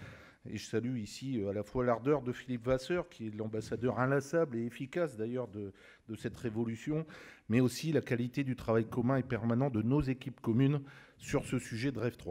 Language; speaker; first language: French; native; French